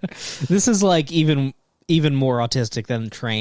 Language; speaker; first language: English; native; English